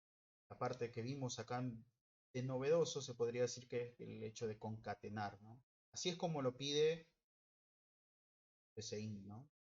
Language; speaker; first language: Spanish; native; Spanish